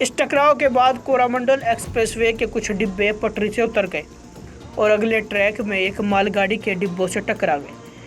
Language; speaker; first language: Hindi; native; Hindi